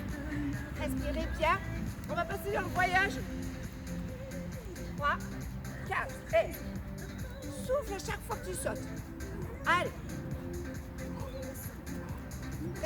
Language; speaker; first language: French; native; French